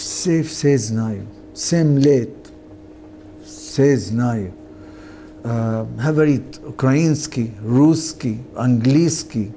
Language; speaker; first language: Ukrainian; non-native, learner; English